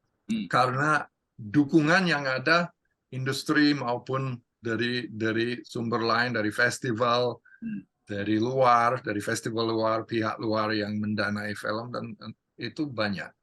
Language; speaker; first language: Indonesian; non-native, fluent; English